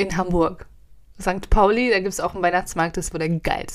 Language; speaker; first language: German; native; German